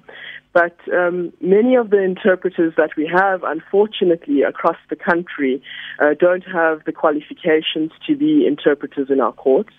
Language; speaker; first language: English; native; English